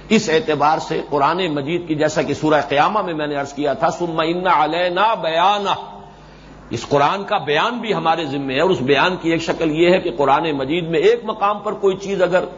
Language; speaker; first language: Urdu; native; Urdu